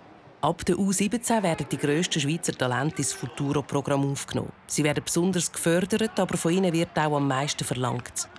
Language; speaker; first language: German; native; German